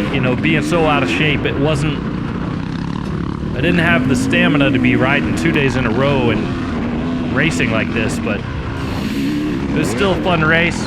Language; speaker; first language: English; native; English